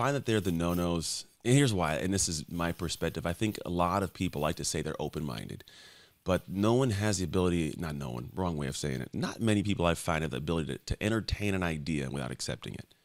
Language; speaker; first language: English; native; English